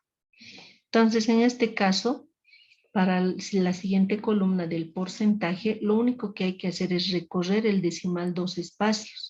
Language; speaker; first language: Spanish; native; Spanish